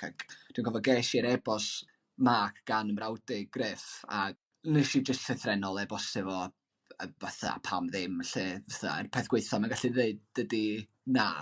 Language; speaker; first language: Welsh; native; Welsh